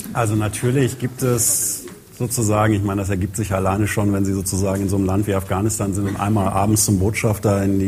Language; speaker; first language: German; native; German